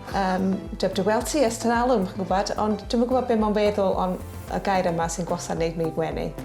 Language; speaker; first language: Welsh; native; Welsh